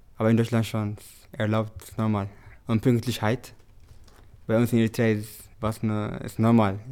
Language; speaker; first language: German; non-native, learner; Tigrinya